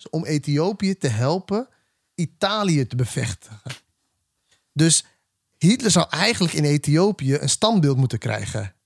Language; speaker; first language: Dutch; native; Dutch